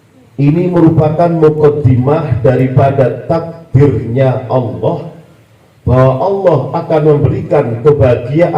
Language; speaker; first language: Indonesian; native; Indonesian